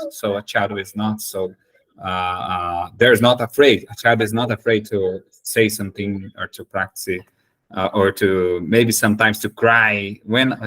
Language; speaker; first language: English; non-native, fluent; Portuguese